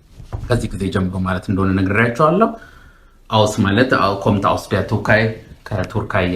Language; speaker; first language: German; non-native, fluent; Amharic